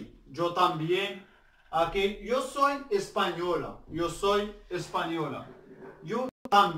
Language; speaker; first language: Spanish; non-native, learner; Arabic